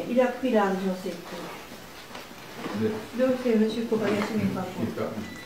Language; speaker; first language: French; non-native, learner; Japanese